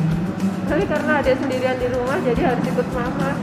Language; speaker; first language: Indonesian; native; Indonesian